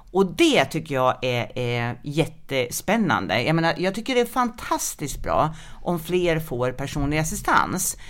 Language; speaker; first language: Swedish; native; Swedish